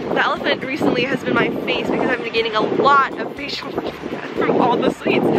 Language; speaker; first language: English; native; English